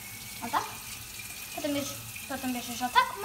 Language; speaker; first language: Polish; early bilingual, heritage; Polish